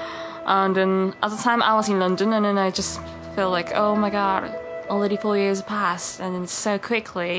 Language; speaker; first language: English; non-native, fluent; Japanese